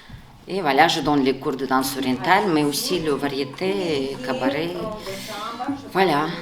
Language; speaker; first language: French; non-native, fluent; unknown